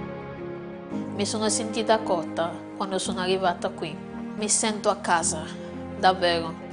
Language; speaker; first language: Italian; non-native, fluent; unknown